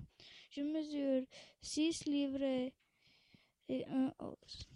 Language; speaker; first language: French; non-native, local second language; English